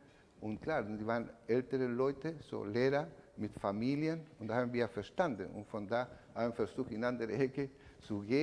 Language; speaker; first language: German; non-native, learner; Spanish